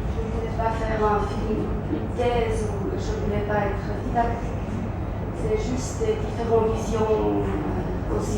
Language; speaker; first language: French; non-native, local second language; German